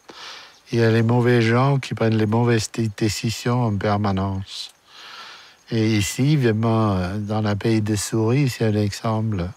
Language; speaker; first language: French; non-native, fluent; German